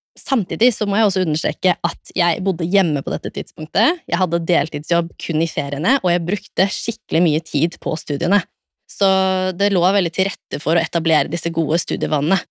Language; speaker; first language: Norwegian; native; Norwegian